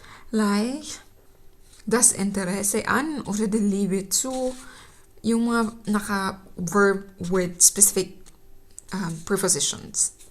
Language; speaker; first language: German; non-native, learner; Filipino